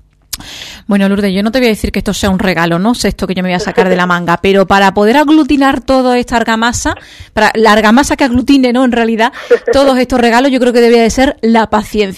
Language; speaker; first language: Spanish; native; Spanish